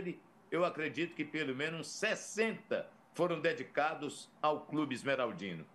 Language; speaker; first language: Portuguese; native; Portuguese